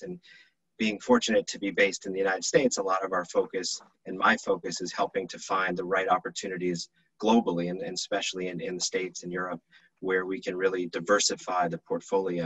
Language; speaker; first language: English; native; English